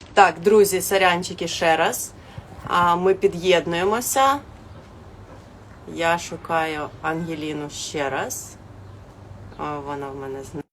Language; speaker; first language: Ukrainian; native; Ukrainian